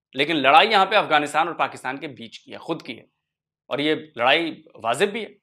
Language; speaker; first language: Hindi; native; Hindi